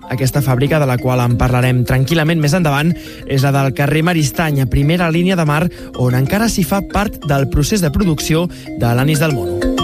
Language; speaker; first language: Catalan; native; Catalan